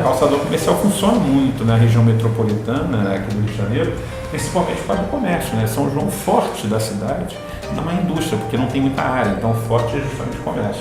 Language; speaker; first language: Portuguese; native; Portuguese